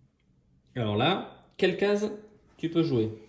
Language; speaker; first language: French; native; French